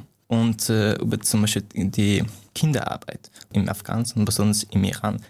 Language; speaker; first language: German; non-native, fluent; Persian